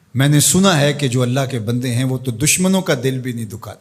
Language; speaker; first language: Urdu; non-native, local second language; Punjabi